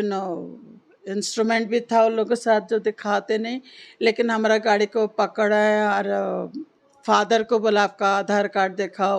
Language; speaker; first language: Hindi; non-native, local second language; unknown